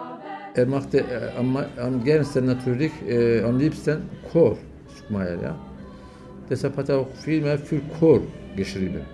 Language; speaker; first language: German; non-native, fluent; Turkish